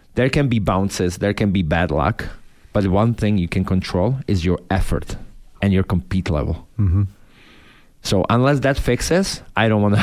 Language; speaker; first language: English; non-native, fluent; Czech